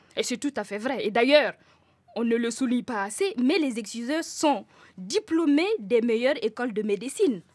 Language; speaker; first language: French; non-native, local second language; Mossi